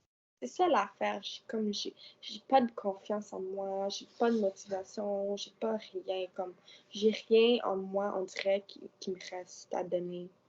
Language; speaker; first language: French; non-native, local second language; English